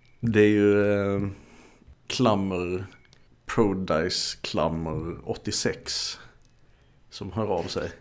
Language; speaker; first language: Swedish; native; Swedish